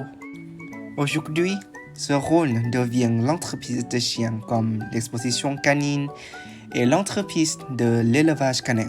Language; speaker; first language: French; non-native, learner; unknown